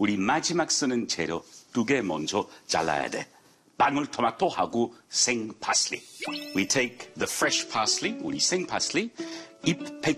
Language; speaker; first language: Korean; non-native, fluent; English